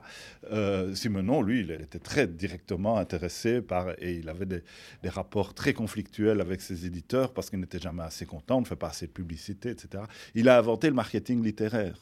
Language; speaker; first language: French; native; French